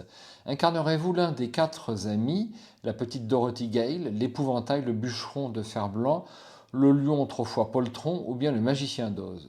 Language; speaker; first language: French; native; French